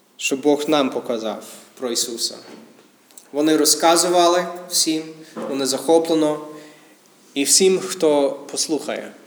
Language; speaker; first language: Ukrainian; non-native, fluent; English